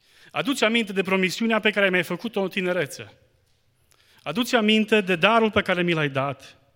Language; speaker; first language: Romanian; native; Romanian